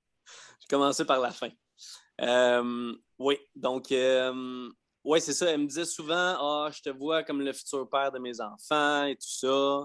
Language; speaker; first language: French; native; French